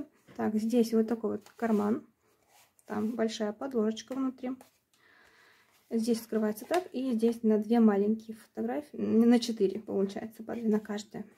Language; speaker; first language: Russian; native; Russian